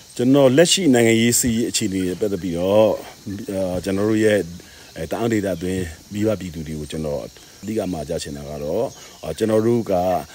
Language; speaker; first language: Burmese; non-native, local second language; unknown